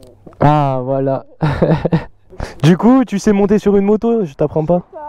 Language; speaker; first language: French; native; French